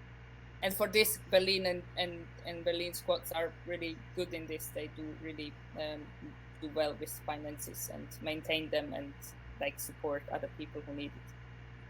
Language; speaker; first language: English; non-native, fluent; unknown